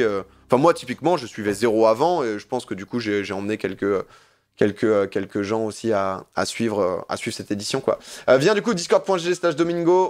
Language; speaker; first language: French; native; French